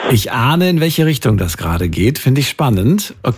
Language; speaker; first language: German; native; German